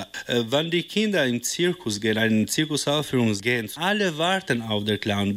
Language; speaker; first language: German; non-native, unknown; Albanian